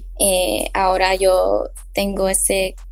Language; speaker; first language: Spanish; early bilingual, heritage; Spanish